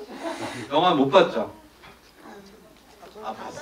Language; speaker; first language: Korean; native; Korean